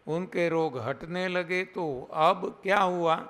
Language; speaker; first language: Hindi; non-native, local second language; Gujarati